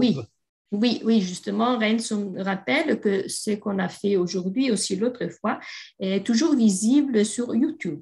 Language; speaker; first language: French; non-native, fluent; Italian